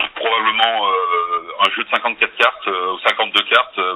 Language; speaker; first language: French; native; French